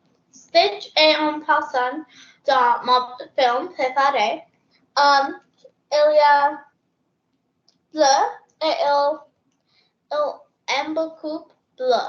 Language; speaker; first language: French; non-native, learner; English